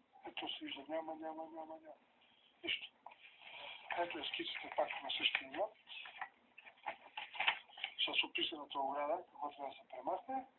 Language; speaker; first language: Bulgarian; native; Bulgarian